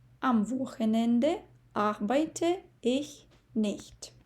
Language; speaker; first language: German; non-native, fluent; Ukrainian